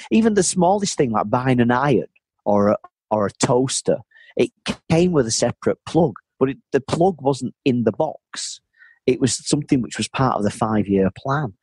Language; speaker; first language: English; native; English